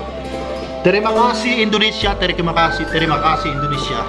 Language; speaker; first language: Indonesian; non-native, learner; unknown